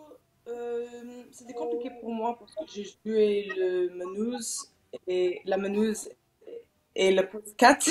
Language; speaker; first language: French; non-native, fluent; English